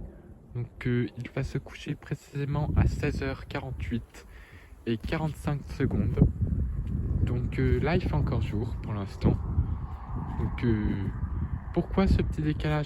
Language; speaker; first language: French; native; French